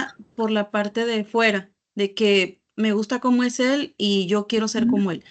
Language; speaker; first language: Spanish; native; Spanish